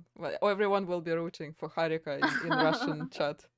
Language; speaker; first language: English; non-native, fluent; Russian